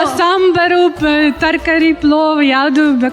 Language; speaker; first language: Kannada; non-native, learner; Russian